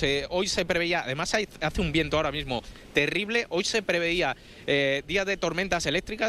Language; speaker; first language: Spanish; native; Spanish